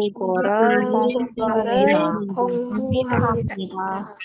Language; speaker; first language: Korean; non-native, learner; Indonesian